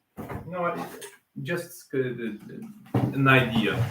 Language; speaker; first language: English; non-native, fluent; Arabic